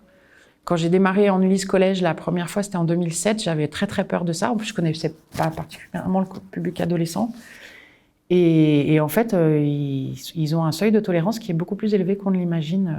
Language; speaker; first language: French; native; French